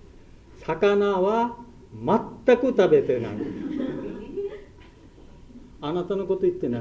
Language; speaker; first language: Japanese; non-native, learner; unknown